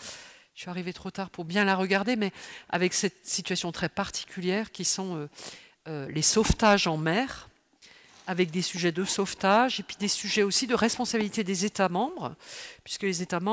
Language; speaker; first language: French; native; French